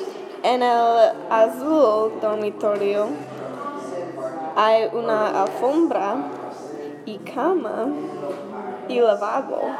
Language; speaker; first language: Spanish; non-native, learner; English